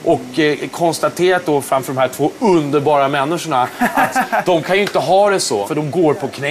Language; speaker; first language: Swedish; native; Swedish